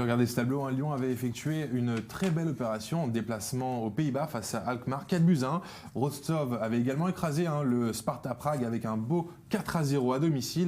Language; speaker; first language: French; native; French